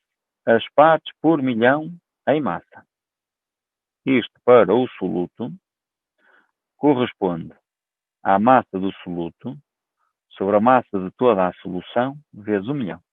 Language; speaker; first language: Portuguese; native; Portuguese